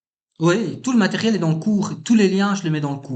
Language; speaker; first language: French; native; French